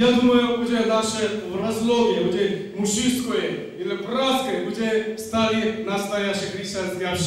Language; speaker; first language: Russian; non-native, learner; Korean